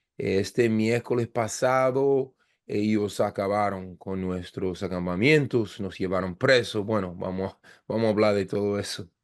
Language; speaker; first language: Spanish; non-native, fluent; English